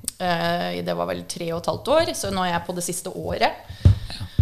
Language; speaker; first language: Norwegian; early bilingual, other home language; English